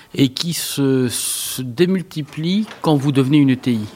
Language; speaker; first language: French; native; French